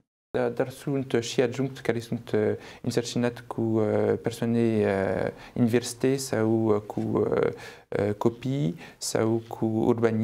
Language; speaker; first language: Romanian; non-native, fluent; French